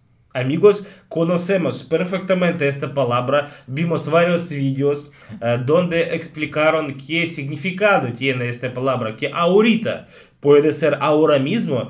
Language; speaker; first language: Spanish; non-native, fluent; Russian